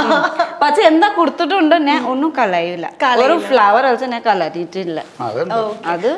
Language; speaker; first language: Malayalam; non-native, learner; Nepali